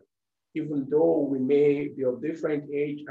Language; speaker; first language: English; non-native, local second language; Yoruba